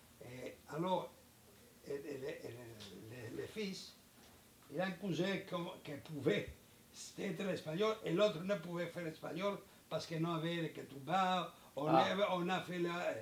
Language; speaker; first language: French; non-native, learner; Spanish